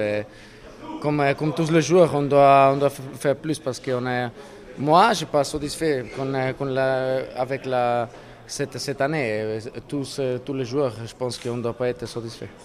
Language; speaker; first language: French; non-native, learner; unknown